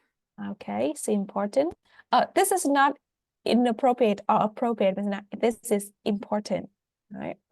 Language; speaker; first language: English; non-native, fluent; Vietnamese